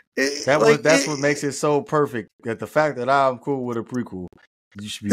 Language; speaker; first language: English; native; English